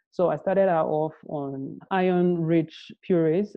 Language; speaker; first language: English; non-native, local second language; Yoruba